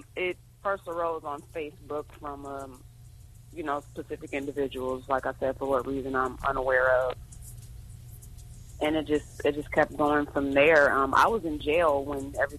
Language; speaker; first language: English; native; English